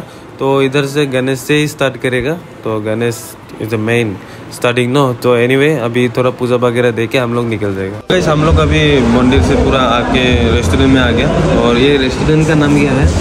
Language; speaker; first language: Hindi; non-native, local second language; Assamese